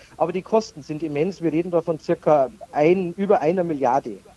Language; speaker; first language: German; native; German